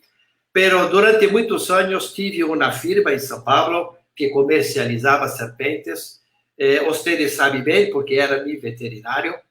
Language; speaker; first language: Spanish; non-native, learner; Portuguese